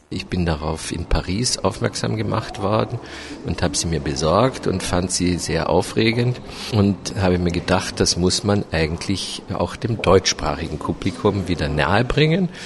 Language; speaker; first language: German; native; German